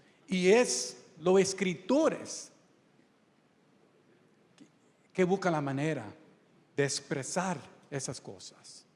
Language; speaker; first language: Spanish; early bilingual, heritage; Spanish